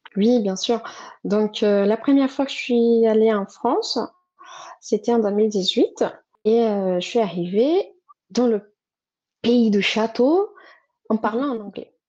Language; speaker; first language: French; non-native, fluent; Portuguese